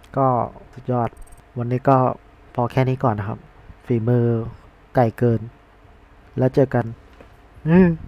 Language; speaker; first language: Thai; native; Thai